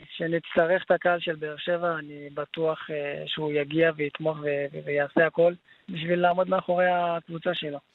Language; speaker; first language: Hebrew; native; Hebrew